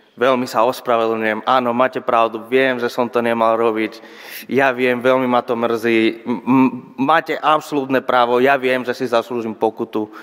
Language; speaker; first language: Slovak; non-native, fluent; Spanish